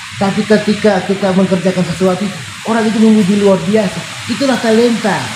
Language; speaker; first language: Indonesian; native; Indonesian